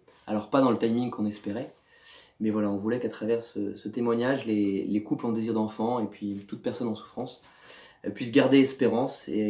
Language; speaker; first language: French; native; French